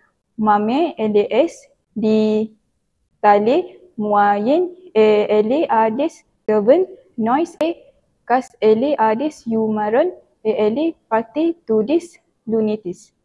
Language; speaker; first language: French; non-native, learner; Malay